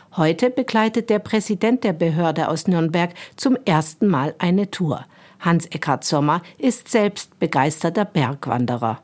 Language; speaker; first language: German; native; German